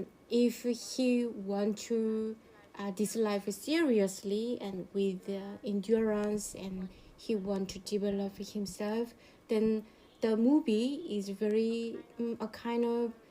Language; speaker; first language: English; non-native, learner; Korean